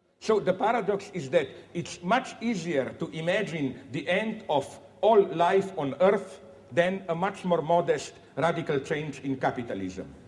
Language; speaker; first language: English; non-native, fluent; Slovenian